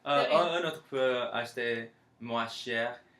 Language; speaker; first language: French; non-native, learner; English